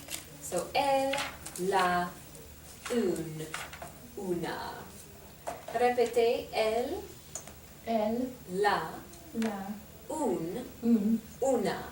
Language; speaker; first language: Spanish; non-native, learner; English